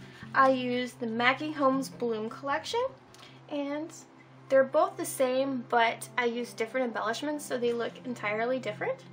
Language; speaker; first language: English; native; English